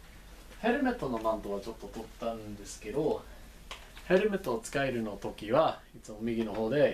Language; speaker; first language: Japanese; non-native, learner; English